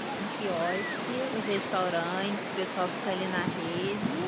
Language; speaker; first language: Portuguese; native; Portuguese